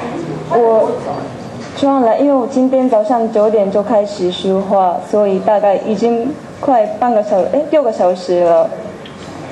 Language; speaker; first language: Chinese; non-native, fluent; Japanese